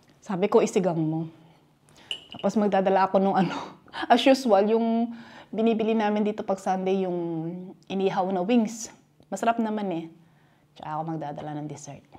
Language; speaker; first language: Filipino; non-native, local second language; Pampanga